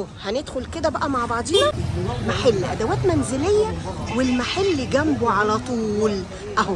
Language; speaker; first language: Arabic; native; Arabic